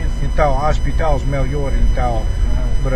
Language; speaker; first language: Portuguese; non-native, learner; English